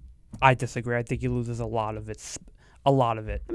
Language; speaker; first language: English; native; English